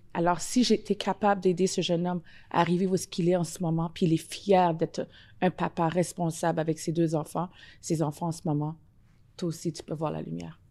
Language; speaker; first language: French; native; French